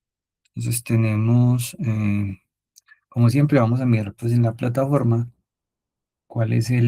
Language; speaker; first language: Spanish; native; Spanish